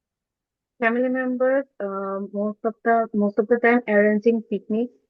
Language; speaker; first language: English; non-native, learner; Bangla